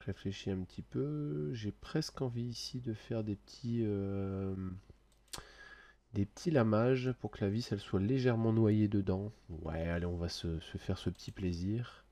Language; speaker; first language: French; native; French